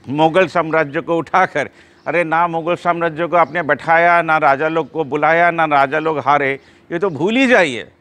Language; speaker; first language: Hindi; non-native, local second language; Bangla